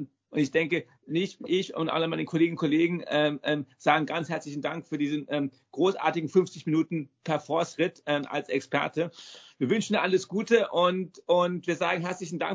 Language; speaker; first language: German; native; German